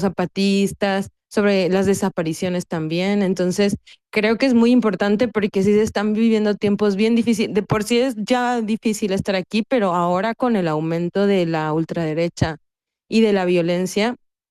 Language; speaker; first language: Spanish; native; Spanish